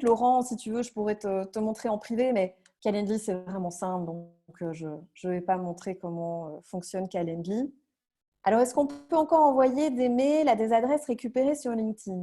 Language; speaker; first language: French; native; French